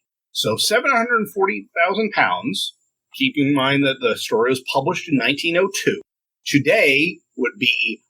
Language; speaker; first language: English; native; English